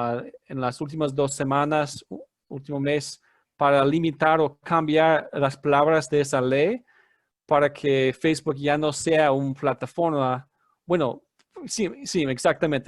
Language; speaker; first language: Spanish; non-native, fluent; English